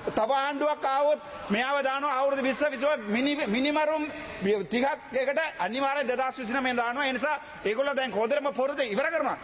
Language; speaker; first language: Sinhala; non-native, local second language; Tamil